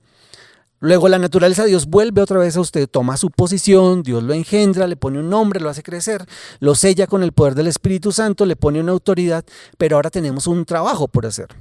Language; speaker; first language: Spanish; native; Spanish